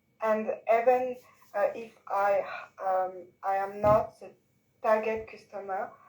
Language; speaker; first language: English; non-native, learner; French